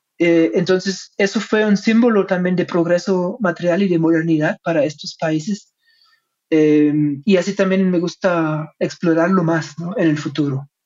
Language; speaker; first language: Spanish; non-native, fluent; German